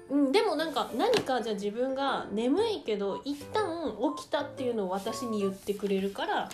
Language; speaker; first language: Japanese; native; Japanese